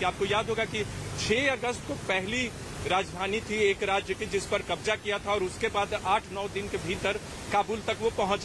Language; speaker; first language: Hindi; native; Hindi